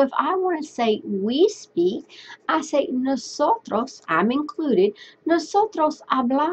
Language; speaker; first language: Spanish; non-native, fluent; English